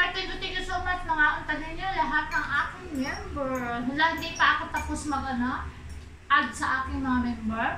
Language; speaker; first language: Filipino; non-native, local second language; Cebuano